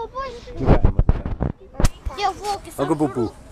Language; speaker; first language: Finnish; native; Finnish